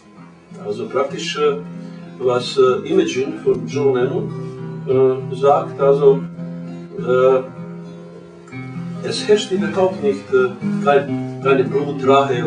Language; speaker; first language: German; non-native, learner; Croatian